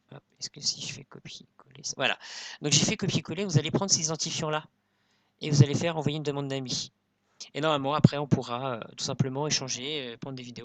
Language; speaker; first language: French; native; French